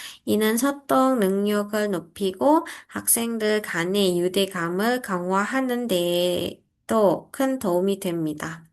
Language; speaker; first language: Korean; non-native, fluent; Indonesian